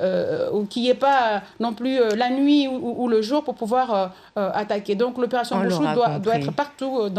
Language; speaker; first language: French; non-native, local second language; Comorian